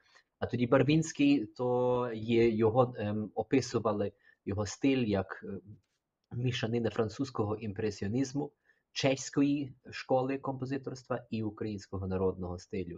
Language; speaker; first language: Ukrainian; early bilingual, heritage; Ukrainian